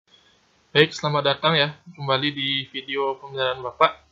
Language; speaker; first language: Indonesian; native; Indonesian